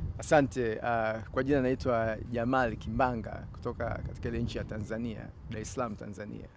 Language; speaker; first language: Swahili; native; Swahili